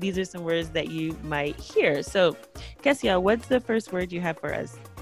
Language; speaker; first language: English; native; English